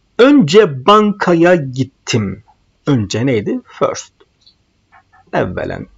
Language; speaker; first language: Turkish; non-native, fluent; Arabic